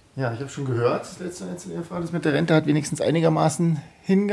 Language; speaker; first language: German; native; German